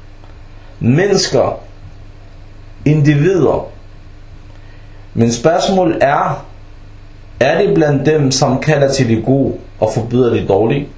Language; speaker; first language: Danish; early bilingual, other home language; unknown